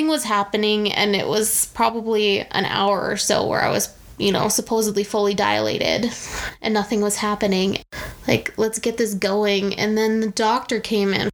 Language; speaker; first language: English; native; English